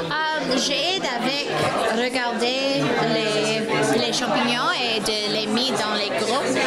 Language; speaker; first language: French; non-native, local second language; English